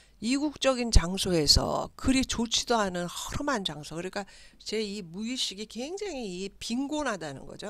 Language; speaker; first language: Korean; native; Korean